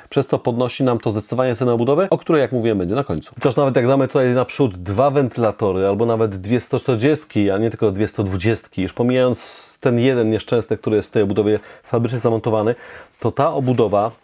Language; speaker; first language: Polish; native; Polish